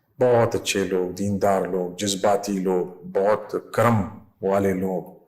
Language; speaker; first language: Urdu; non-native, fluent; English